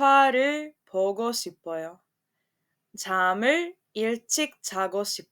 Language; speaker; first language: Korean; non-native, fluent; Serbian